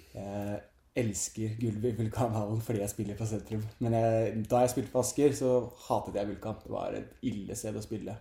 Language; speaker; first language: Norwegian; native; Norwegian